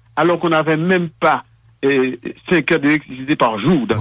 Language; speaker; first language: French; non-native, local second language; Haitian Creole